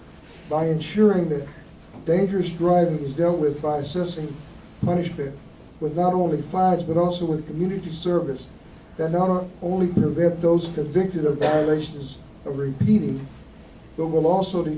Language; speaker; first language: English; native; English